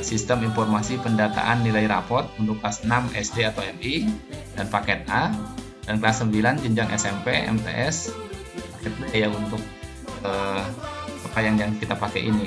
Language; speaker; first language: Indonesian; native; Indonesian